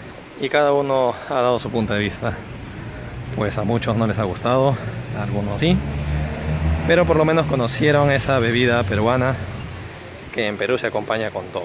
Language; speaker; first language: Spanish; native; Spanish